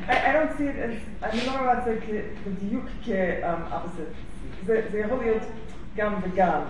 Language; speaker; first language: Hebrew; non-native, fluent; English